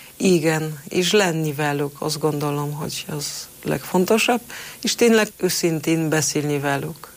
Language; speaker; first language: Hungarian; non-native, fluent; Polish